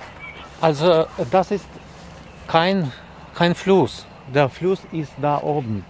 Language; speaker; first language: German; non-native, learner; Ukrainian